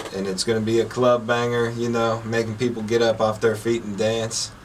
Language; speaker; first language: English; native; English